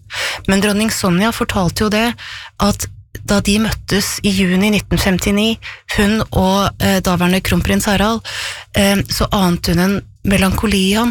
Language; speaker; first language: Norwegian; native; Norwegian